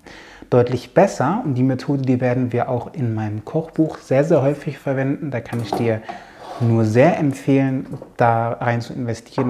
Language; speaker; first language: German; native; German